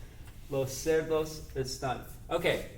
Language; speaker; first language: Spanish; non-native, fluent; English